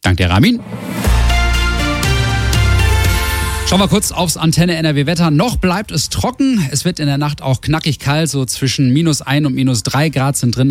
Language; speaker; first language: German; native; German